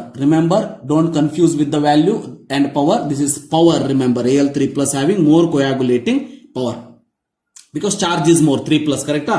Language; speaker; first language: English; non-native, local second language; Kannada